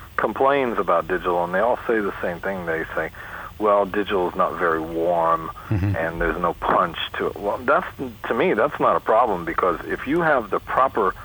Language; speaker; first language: English; native; English